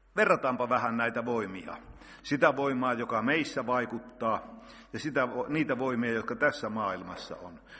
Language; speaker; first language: Finnish; native; Finnish